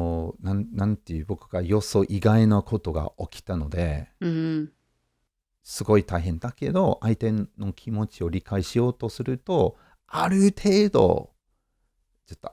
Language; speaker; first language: Japanese; non-native, fluent; English